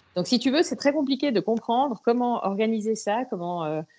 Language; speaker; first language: French; native; French